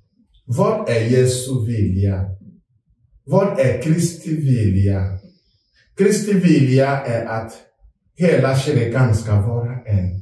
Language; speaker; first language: Swedish; non-native, fluent; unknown